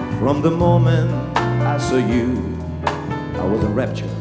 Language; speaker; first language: English; non-native, fluent; Italian